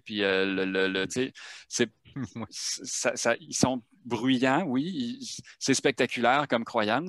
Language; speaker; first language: French; native; French